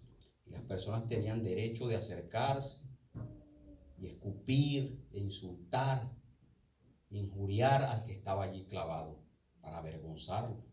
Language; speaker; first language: Spanish; native; Spanish